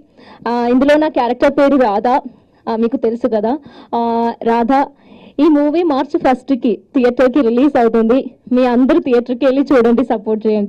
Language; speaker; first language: Telugu; non-native, learner; Malayalam